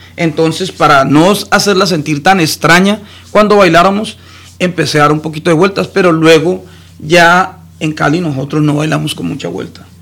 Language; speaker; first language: Spanish; native; Spanish